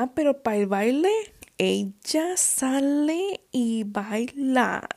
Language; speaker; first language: Spanish; early bilingual, heritage; Spanish